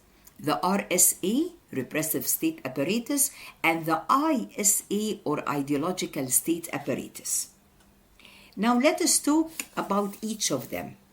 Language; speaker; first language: English; non-native, fluent; Arabic